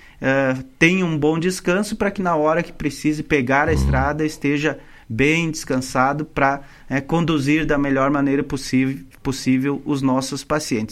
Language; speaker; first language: Portuguese; native; Portuguese